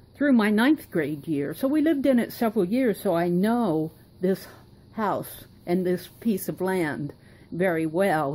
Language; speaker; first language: English; native; English